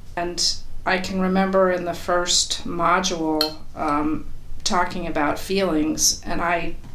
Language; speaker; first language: English; native; English